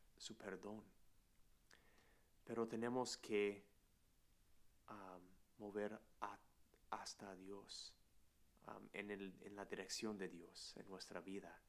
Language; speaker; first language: Spanish; non-native, fluent; English